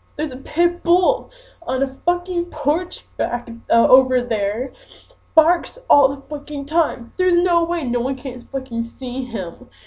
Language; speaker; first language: English; native; English